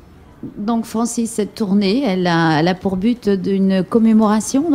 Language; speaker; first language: French; native; French